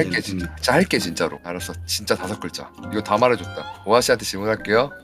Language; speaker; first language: Korean; native; Korean